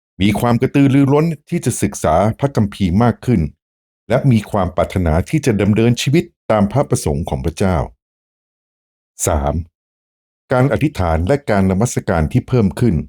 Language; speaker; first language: Thai; native; Thai